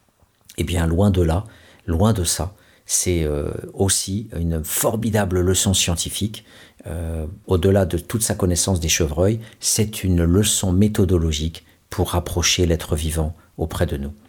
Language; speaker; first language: French; native; French